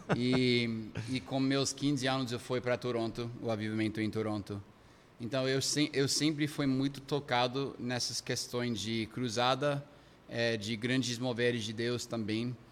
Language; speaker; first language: Portuguese; non-native, fluent; English